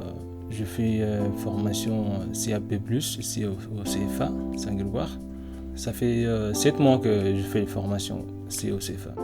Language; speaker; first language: French; non-native, learner; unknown